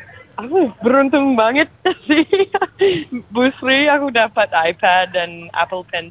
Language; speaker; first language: Indonesian; non-native, fluent; English